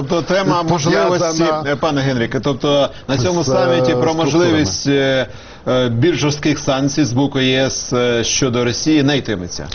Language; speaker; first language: Ukrainian; native; Ukrainian